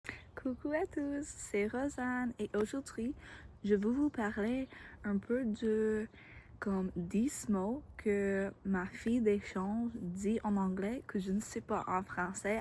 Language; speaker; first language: French; non-native, learner; English